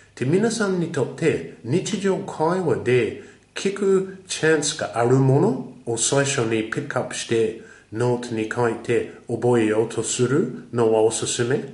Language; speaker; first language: Japanese; non-native, fluent; English